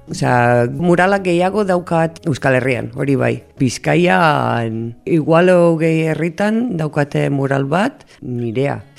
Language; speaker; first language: Basque; non-native, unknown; English